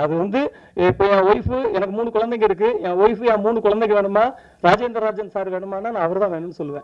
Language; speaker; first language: Tamil; native; Tamil